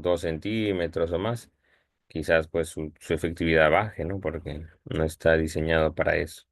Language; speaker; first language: Spanish; native; Spanish